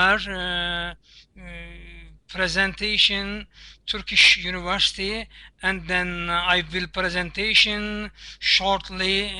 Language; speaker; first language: English; non-native, learner; Turkish